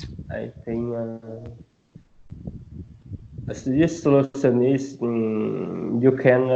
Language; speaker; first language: English; non-native, learner; Vietnamese